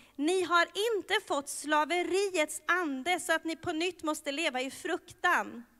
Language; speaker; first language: Swedish; native; Swedish